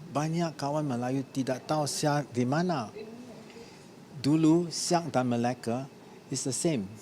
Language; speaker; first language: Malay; non-native, learner; English